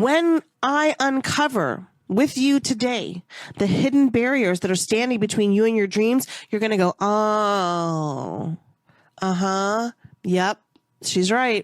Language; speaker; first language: English; native; English